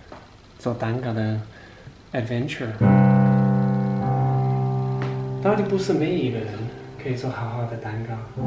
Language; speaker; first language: Chinese; non-native, fluent; Danish